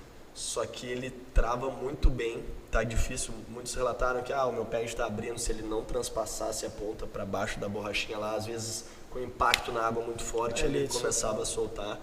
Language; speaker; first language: Portuguese; native; Portuguese